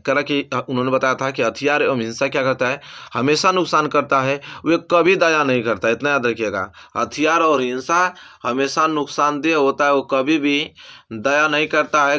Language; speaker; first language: Hindi; native; Hindi